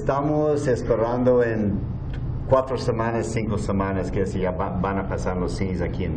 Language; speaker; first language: Spanish; non-native, learner; English